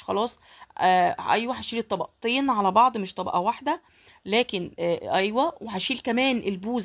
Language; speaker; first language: Arabic; native; Arabic